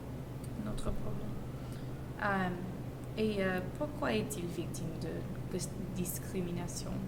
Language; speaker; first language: French; non-native, learner; English